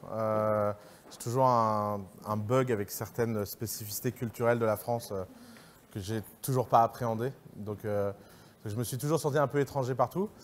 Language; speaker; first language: French; early bilingual, other home language; Arabic